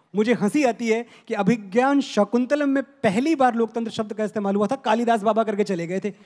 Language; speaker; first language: Hindi; native; Hindi